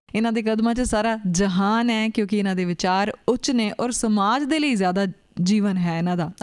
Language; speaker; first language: Hindi; non-native, local second language; Punjabi